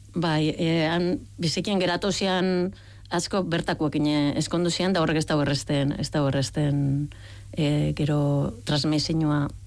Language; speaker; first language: Basque; native; Basque